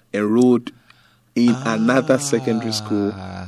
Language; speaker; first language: English; non-native, local second language; Ga